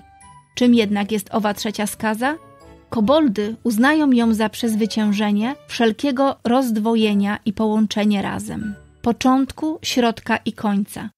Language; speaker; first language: Polish; native; Polish